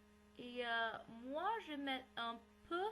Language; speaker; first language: French; non-native, learner; English